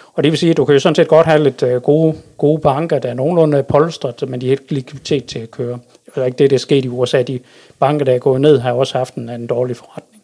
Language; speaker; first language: Danish; native; Danish